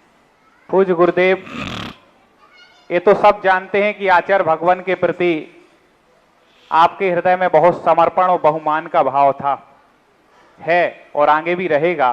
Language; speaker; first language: Hindi; native; Hindi